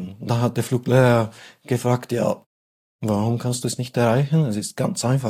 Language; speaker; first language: German; non-native, fluent; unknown